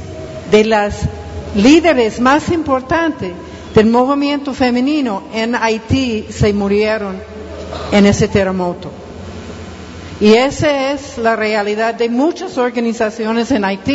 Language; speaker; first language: Spanish; non-native, fluent; English